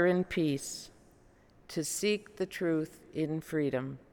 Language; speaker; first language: English; native; English